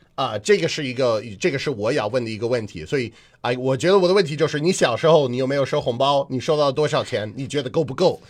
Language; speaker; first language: Chinese; non-native, fluent; English